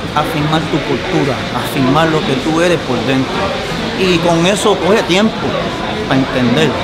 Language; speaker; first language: Spanish; early bilingual, heritage; Spanish